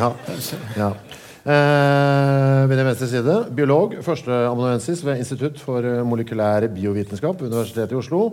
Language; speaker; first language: Norwegian; native; Norwegian